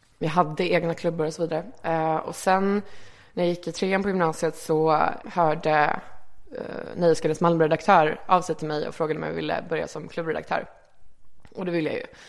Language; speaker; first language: Swedish; early bilingual, other home language; Icelandic